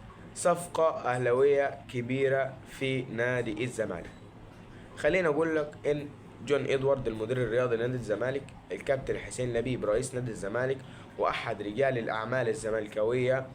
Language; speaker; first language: Arabic; native; Arabic